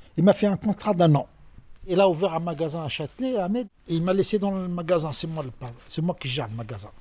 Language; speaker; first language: French; non-native, learner; Arabic